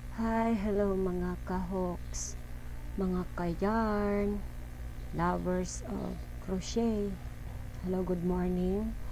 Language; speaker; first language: Filipino; non-native, local second language; Cebuano